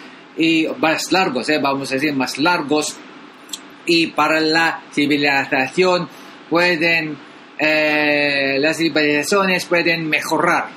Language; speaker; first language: Spanish; non-native, learner; Filipino